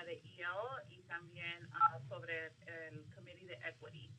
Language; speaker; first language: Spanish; early bilingual, other home language; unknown